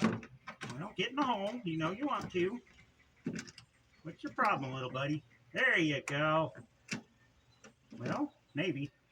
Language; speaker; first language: English; native; English